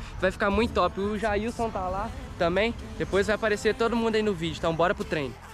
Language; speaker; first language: Portuguese; native; Portuguese